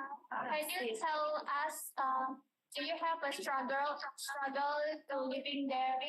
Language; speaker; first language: English; non-native, learner; Indonesian